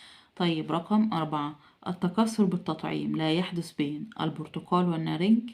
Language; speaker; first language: Arabic; native; Arabic